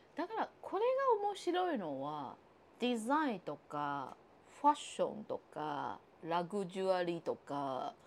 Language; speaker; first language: Japanese; non-native, fluent; Chinese